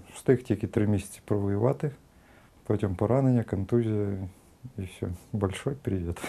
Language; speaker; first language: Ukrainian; native; Ukrainian